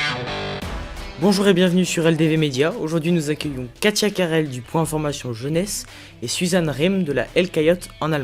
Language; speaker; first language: French; native; French